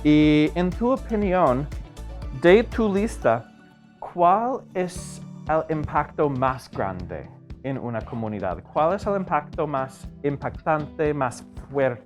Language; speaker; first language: Spanish; non-native, fluent; English